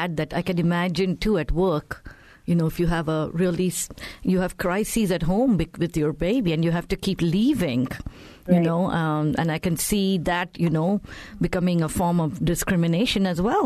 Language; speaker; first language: English; non-native, local second language; Tamil